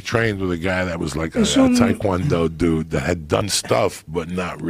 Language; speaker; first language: English; native; English